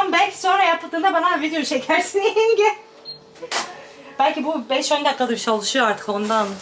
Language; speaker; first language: Turkish; native; Turkish